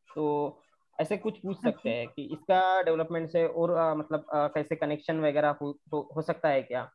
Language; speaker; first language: Hindi; non-native, local second language; Marathi